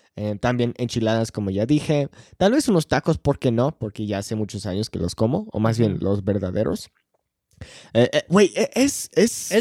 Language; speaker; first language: Spanish; non-native, fluent; English